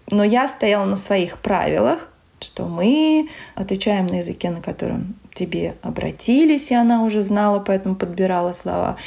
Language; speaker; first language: Russian; non-native, local second language; Tatar